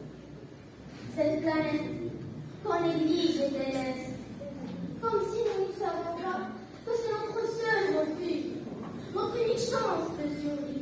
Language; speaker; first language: French; non-native, local second language; Arabic